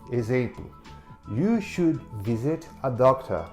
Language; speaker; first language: English; non-native, fluent; Portuguese